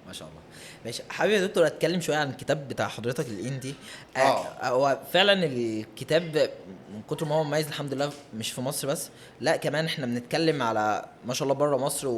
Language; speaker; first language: Arabic; native; Arabic